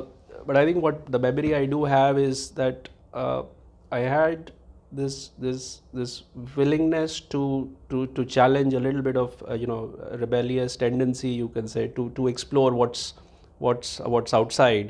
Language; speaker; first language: English; non-native, local second language; Hindi